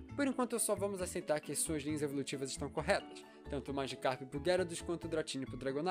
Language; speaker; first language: Portuguese; native; Portuguese